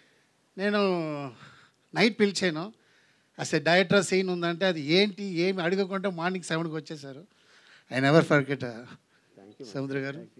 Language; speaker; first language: Telugu; non-native, learner; Tamil